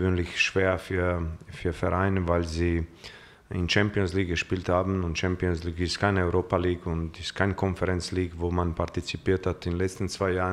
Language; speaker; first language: German; non-native, fluent; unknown